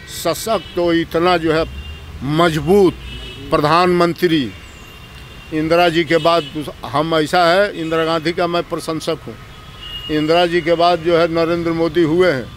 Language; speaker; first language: Hindi; native; Hindi